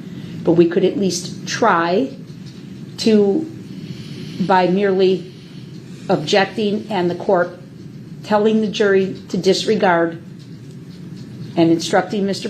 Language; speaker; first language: English; native; English